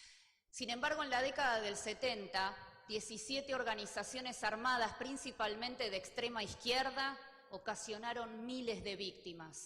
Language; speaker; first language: Spanish; native; Spanish